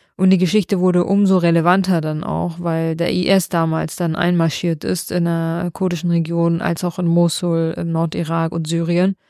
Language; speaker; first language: German; early bilingual, other home language; Kurdish